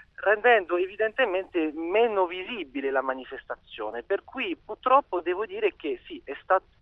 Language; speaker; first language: Italian; non-native, fluent; French